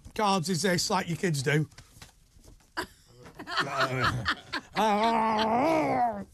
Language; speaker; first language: English; native; English